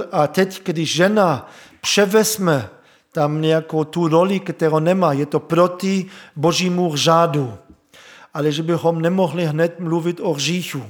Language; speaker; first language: Czech; non-native, fluent; German